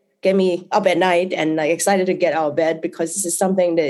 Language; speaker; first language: English; non-native, local second language; Cantonese